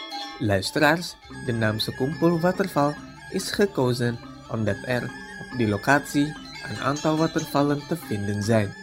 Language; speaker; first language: Dutch; non-native, fluent; Indonesian